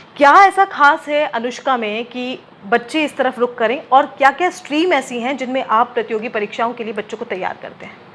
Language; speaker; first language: Hindi; native; Hindi